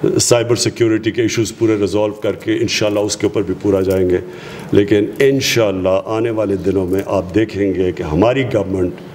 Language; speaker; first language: Urdu; native; Urdu